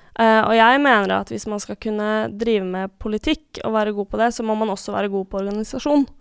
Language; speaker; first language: Norwegian; native; Norwegian